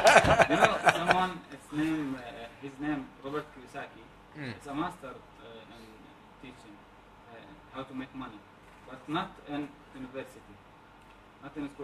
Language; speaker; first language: English; non-native, learner; Arabic